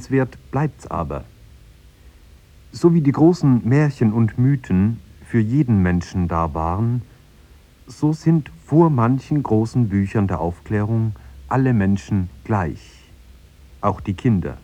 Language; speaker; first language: German; native; German